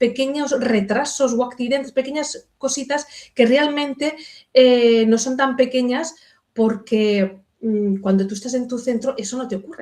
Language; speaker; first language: Spanish; native; Spanish